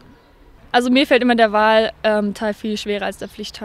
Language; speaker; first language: German; native; German